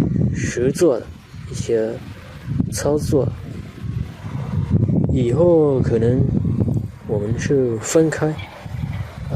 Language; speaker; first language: Chinese; non-native, fluent; Hmong